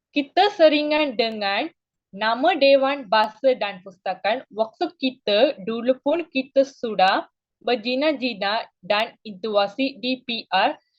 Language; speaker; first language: Malay; non-native, local second language; Tamil